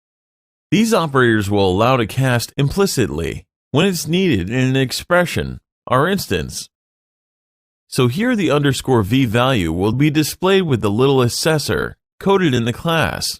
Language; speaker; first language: English; non-native, fluent; French